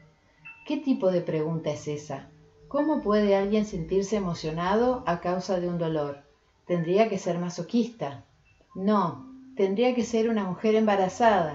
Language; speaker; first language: Spanish; native; Spanish